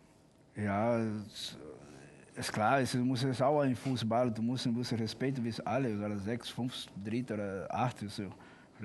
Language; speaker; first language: German; non-native, learner; Portuguese